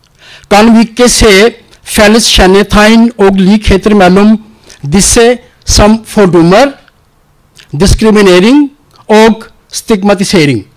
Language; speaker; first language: Norwegian; non-native, learner; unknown